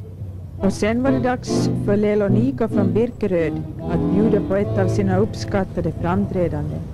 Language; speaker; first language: Swedish; native; Swedish